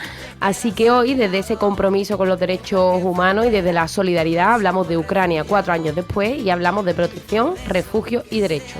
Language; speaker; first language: Spanish; native; Spanish